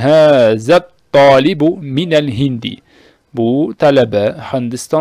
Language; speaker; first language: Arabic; non-native, fluent; Uzbek